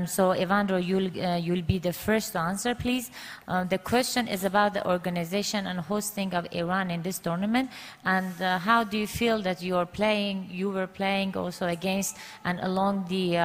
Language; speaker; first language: English; non-native, fluent; Persian